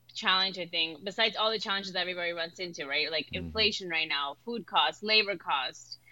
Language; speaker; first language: English; early bilingual, other home language; Spanish